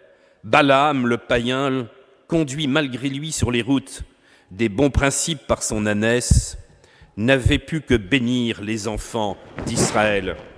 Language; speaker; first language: French; native; French